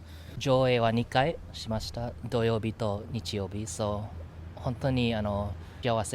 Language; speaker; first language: Japanese; non-native, learner; English